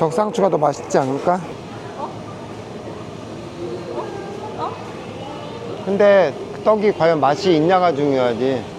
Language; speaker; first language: Korean; native; Korean